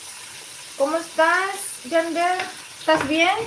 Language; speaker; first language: Spanish; non-native, fluent; Filipino